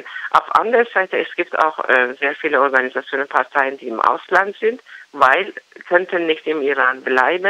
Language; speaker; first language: German; non-native, learner; Persian